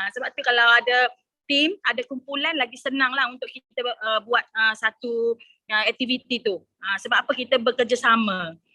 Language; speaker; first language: Malay; native; Malay